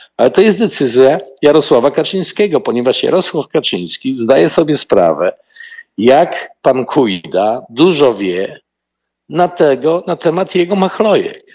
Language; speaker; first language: Polish; native; Polish